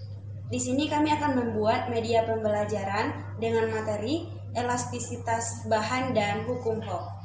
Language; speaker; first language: Indonesian; native; Indonesian